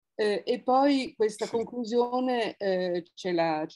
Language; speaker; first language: Italian; native; Italian